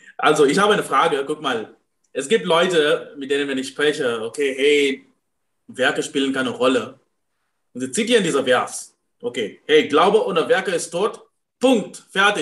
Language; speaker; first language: German; non-native, fluent; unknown